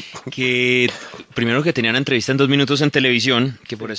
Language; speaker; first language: Spanish; native; Spanish